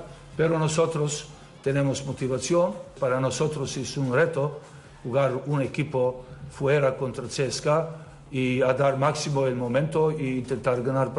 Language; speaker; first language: Spanish; non-native, learner; Serbian